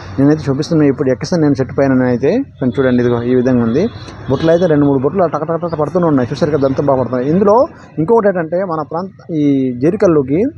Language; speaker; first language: Telugu; non-native, local second language; Odia